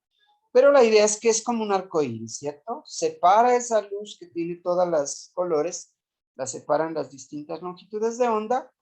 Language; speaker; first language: Spanish; native; Spanish